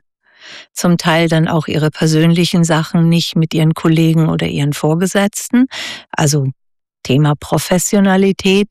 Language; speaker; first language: German; native; German